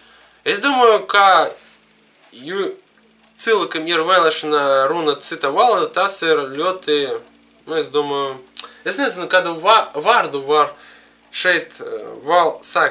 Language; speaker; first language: Latvian; non-native, learner; Russian